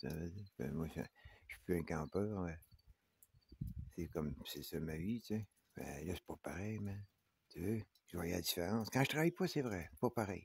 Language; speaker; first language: French; native; French